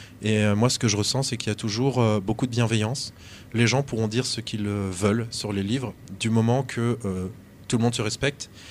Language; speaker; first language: French; native; French